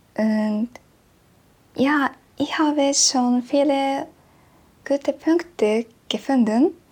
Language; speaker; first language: German; non-native, learner; Japanese